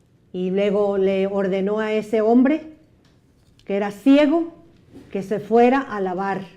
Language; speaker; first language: Spanish; native; Spanish